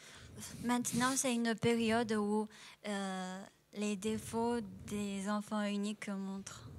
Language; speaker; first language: French; non-native, fluent; Chinese